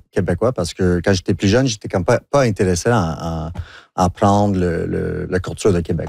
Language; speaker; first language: French; non-native, local second language; English